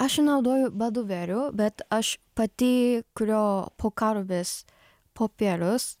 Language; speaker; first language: Lithuanian; non-native, learner; Japanese